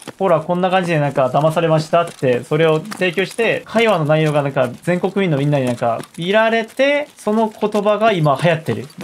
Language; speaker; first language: Japanese; non-native, fluent; Korean